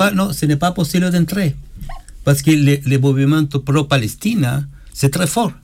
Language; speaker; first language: French; non-native, learner; Spanish